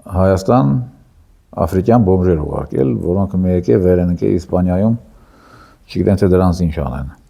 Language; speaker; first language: Armenian; native; Armenian